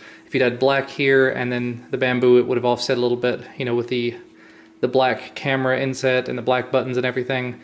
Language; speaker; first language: English; native; English